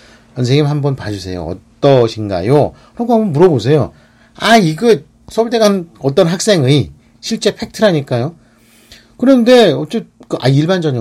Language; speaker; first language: Korean; native; Korean